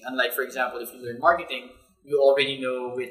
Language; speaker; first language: English; non-native, local second language; Hiligaynon